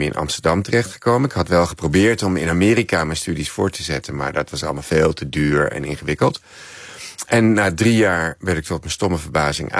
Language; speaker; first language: Dutch; native; Dutch